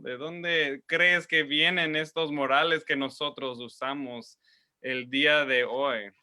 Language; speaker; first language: Spanish; non-native, fluent; English